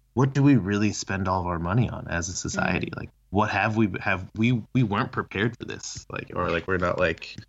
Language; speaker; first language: English; early bilingual, other home language; Thai